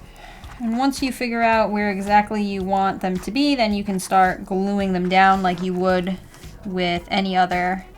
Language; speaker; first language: English; native; English